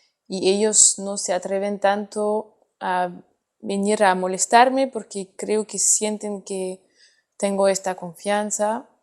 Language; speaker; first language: Spanish; non-native, fluent; French